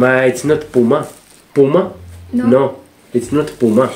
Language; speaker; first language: English; non-native, learner; Greek